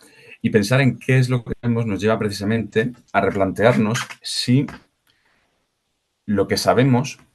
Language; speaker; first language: Spanish; native; Spanish